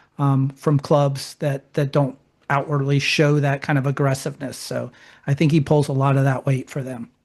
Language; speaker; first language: English; native; English